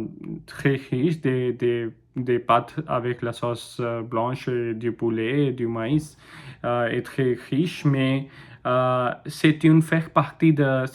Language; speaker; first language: French; non-native, learner; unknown